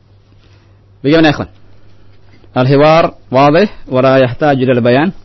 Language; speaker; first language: Arabic; non-native, fluent; Indonesian